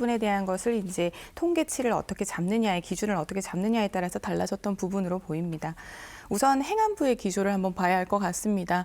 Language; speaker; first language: Korean; native; Korean